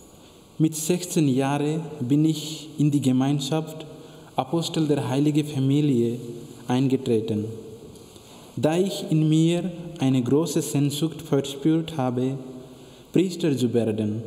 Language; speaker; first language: German; non-native, fluent; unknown